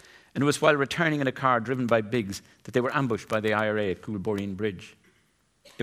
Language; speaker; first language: English; native; English